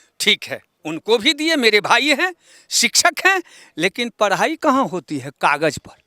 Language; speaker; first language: Hindi; native; Hindi